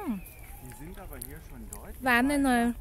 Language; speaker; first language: German; non-native, learner; Thai